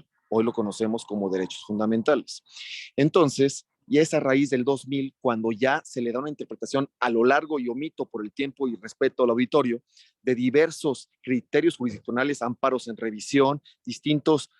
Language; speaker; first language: Spanish; native; Spanish